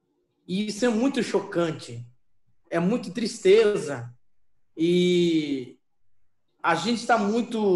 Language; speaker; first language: Portuguese; non-native, local second language; Yanomámi